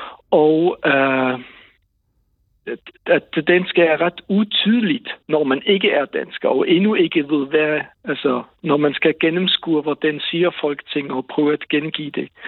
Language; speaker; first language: Danish; non-native, fluent; Swiss German